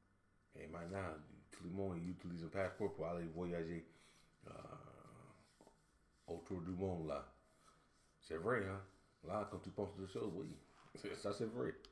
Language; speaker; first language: French; non-native, learner; English